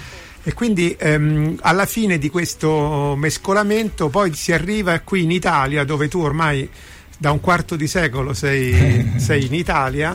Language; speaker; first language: Italian; native; Italian